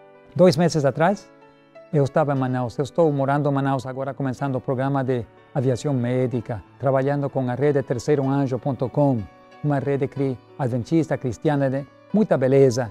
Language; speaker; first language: Portuguese; non-native, learner; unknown